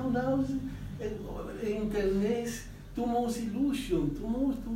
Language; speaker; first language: English; non-native, learner; Spanish